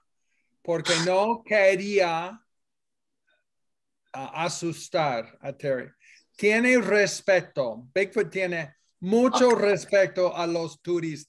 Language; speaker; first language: Spanish; non-native, fluent; English